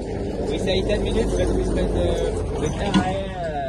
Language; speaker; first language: English; non-native, learner; Dutch